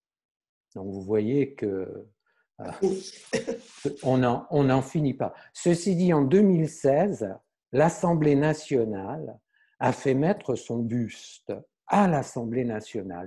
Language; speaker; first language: French; native; French